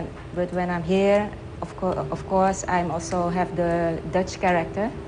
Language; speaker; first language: English; early bilingual, other home language; Dutch